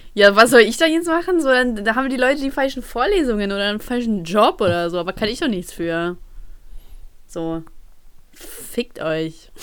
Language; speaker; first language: German; early bilingual, other home language; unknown